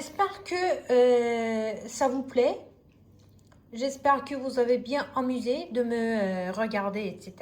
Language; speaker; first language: French; non-native, learner; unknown